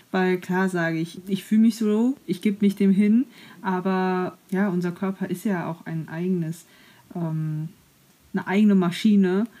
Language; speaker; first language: German; native; German